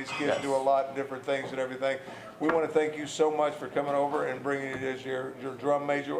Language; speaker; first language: English; native; English